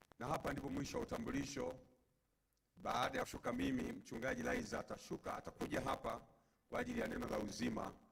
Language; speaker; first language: Swahili; native; Swahili